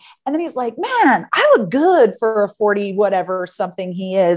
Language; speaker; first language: English; native; English